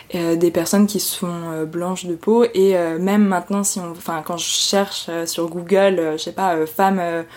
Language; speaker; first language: French; native; French